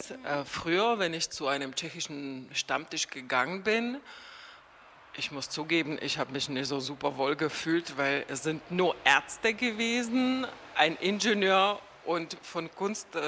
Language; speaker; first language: German; non-native, fluent; Czech